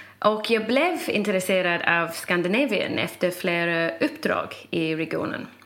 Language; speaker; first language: Swedish; non-native, fluent; English